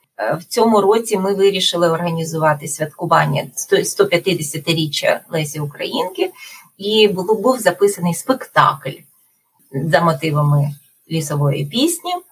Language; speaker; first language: Ukrainian; native; Ukrainian